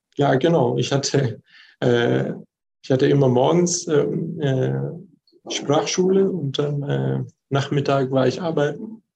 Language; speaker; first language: German; non-native, fluent; Arabic